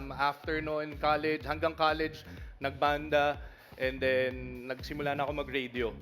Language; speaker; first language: Filipino; native; Filipino